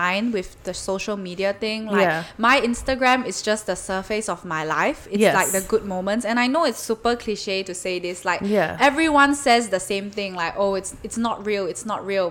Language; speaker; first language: English; non-native, local second language; Chinese